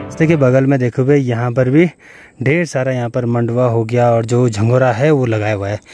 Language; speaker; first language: Hindi; non-native, local second language; Garhwali